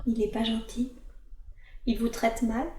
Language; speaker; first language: French; native; French